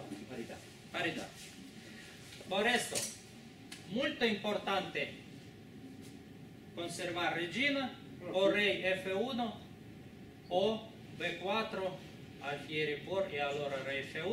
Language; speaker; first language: Spanish; non-native, fluent; Russian